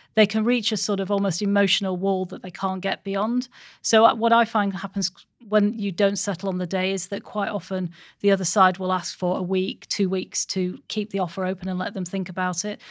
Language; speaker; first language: English; native; English